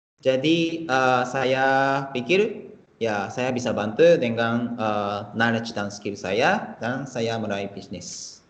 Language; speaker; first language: Indonesian; non-native, fluent; Japanese